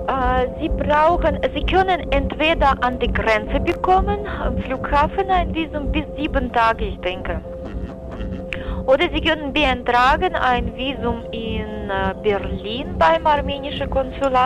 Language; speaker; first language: German; non-native, fluent; Armenian